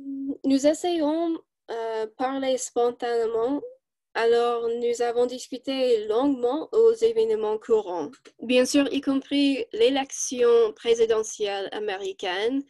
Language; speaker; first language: French; non-native, learner; English